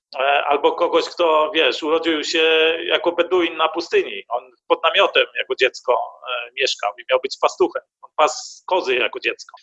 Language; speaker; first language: Polish; early bilingual, heritage; Polish